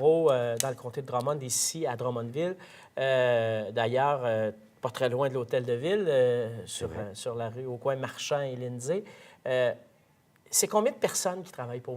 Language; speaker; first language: French; native; French